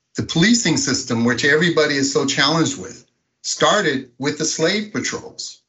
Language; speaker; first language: English; native; English